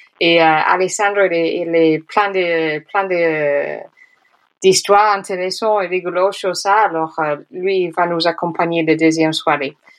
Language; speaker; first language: French; non-native, fluent; English